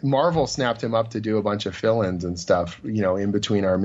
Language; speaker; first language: English; native; English